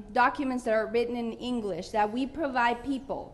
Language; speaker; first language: English; non-native, fluent; Spanish